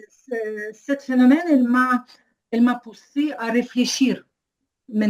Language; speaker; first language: French; non-native, learner; Ukrainian